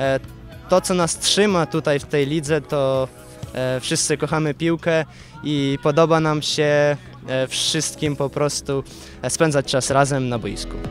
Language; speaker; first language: Polish; non-native, fluent; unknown